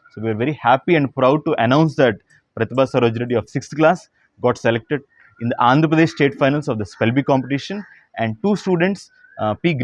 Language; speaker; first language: English; non-native, local second language; Telugu